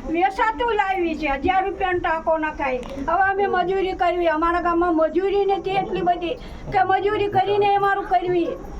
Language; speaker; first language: Gujarati; native; Gujarati